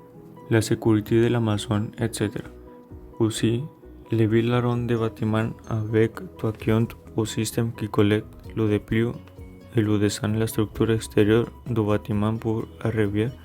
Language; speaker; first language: French; non-native, learner; Spanish